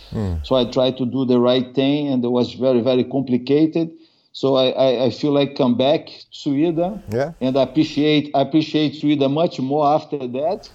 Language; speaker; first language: English; non-native, learner; Portuguese